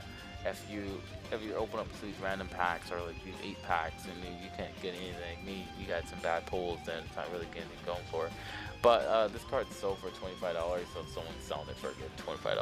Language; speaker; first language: English; native; English